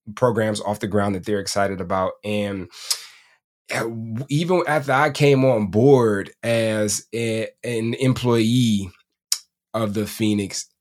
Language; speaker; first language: English; native; English